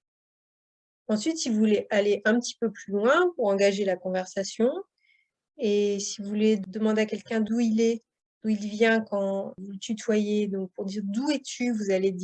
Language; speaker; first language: French; native; French